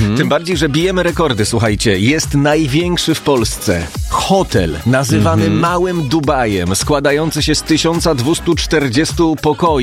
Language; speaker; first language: Polish; native; Polish